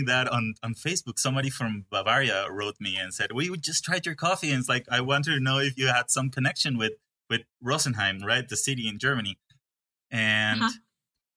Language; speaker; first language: English; non-native, fluent; Spanish